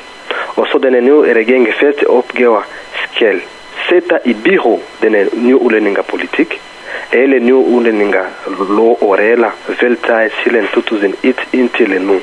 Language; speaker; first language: Danish; non-native, fluent; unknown